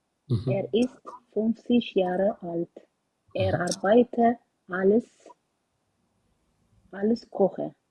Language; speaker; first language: German; non-native, learner; Amharic